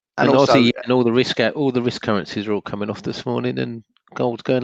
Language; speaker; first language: English; native; English